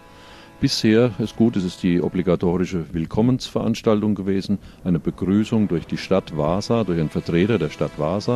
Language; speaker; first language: German; native; German